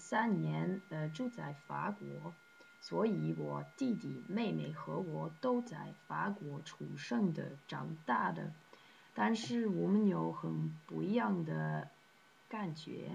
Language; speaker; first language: Chinese; non-native, learner; Dutch